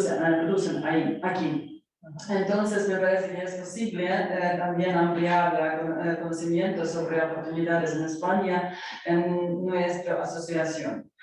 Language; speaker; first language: Spanish; non-native, learner; Ukrainian